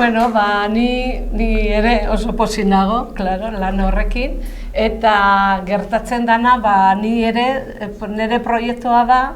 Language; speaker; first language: Basque; non-native, local second language; Spanish